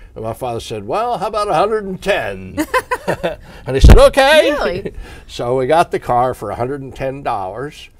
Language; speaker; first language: English; native; English